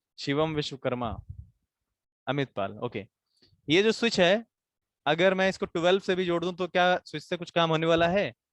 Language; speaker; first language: Hindi; native; Hindi